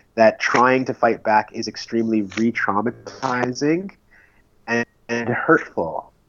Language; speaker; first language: English; native; English